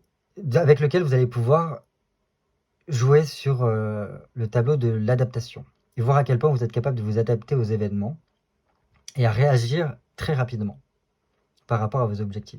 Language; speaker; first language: French; native; French